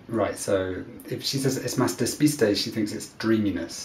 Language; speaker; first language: English; native; English